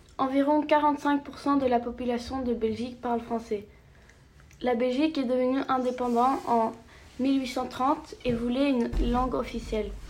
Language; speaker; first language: French; non-native, learner; Norwegian